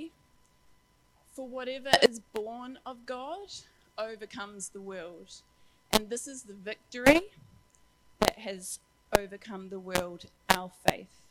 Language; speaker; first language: English; native; English